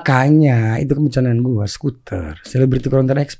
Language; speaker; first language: Indonesian; native; Indonesian